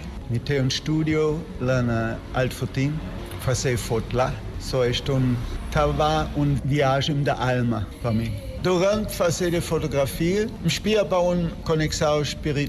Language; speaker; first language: Portuguese; non-native, learner; German